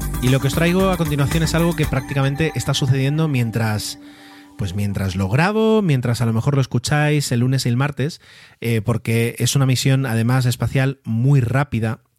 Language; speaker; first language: Spanish; native; Spanish